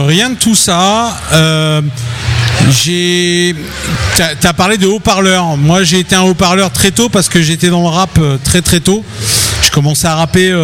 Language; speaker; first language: French; native; French